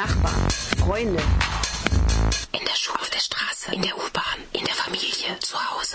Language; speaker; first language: German; non-native, fluent; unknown